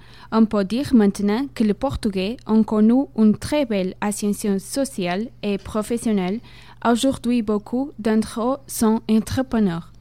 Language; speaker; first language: French; non-native, fluent; Portuguese